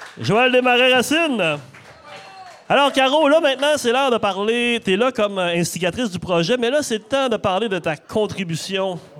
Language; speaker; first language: French; native; French